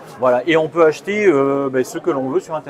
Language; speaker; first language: French; native; French